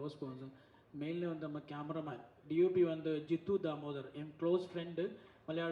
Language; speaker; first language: Tamil; non-native, learner; Malayalam